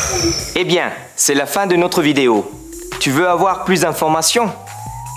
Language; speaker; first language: French; non-native, fluent; Spanish